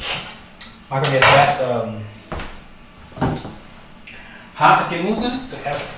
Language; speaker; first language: German; non-native, learner; Thai